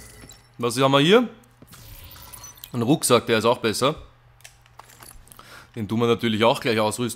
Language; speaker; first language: German; native; German